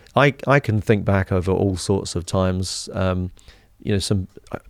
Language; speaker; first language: English; native; English